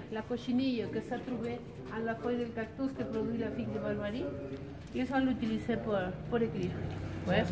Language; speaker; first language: French; non-native, learner; Spanish